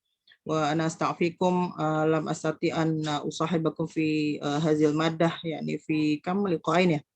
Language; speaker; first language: Arabic; non-native, fluent; Indonesian